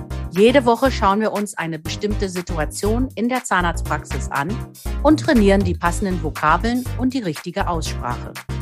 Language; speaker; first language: German; native; German